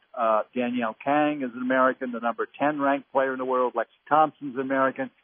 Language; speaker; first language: English; native; English